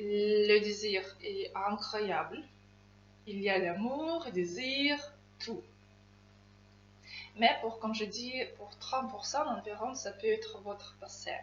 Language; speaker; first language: French; non-native, fluent; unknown